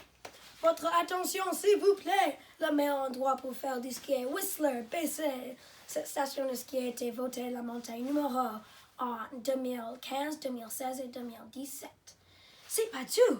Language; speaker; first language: French; non-native, learner; English